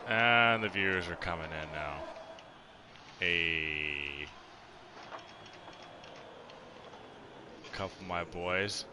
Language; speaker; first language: English; native; English